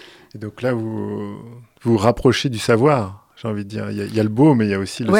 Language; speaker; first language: French; native; French